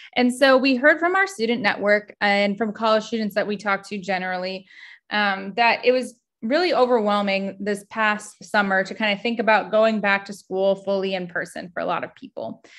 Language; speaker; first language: English; native; English